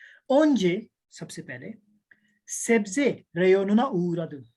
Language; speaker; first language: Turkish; non-native, learner; Urdu